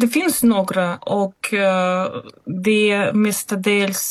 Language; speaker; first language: Swedish; non-native, fluent; Russian